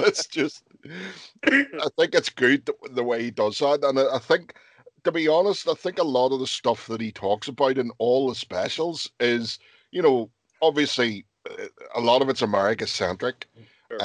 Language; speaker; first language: English; native; English